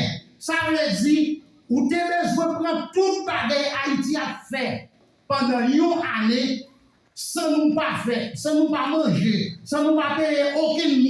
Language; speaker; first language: French; non-native, local second language; Haitian Creole